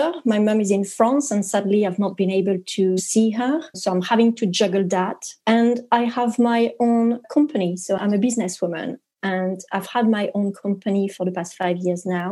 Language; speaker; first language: English; non-native, fluent; French